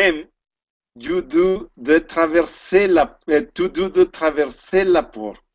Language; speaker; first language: French; non-native, learner; Spanish